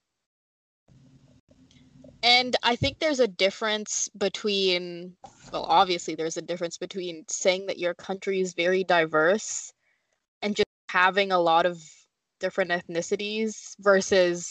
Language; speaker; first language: English; native; English